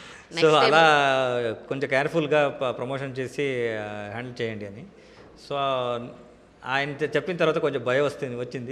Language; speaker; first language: Telugu; non-native, learner; Kannada